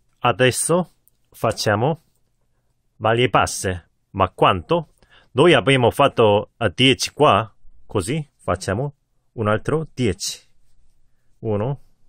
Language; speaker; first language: Italian; non-native, learner; Korean